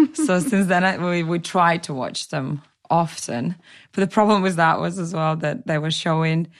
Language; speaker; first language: English; non-native, fluent; Russian